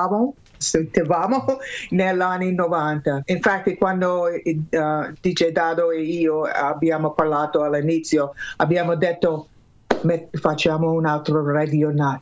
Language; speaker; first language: Italian; non-native, learner; English